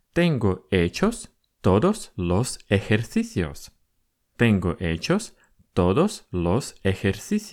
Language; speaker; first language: Spanish; non-native, fluent; Russian